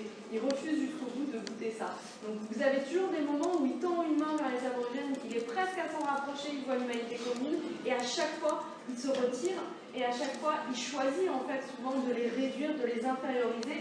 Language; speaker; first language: French; native; French